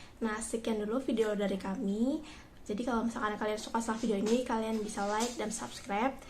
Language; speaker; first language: Indonesian; native; Indonesian